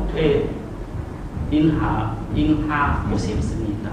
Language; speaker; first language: Korean; non-native, learner; Vietnamese